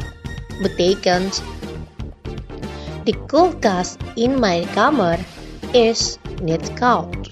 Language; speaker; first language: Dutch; non-native, learner; Indonesian